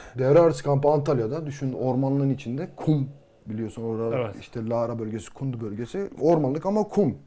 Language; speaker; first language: Turkish; native; Turkish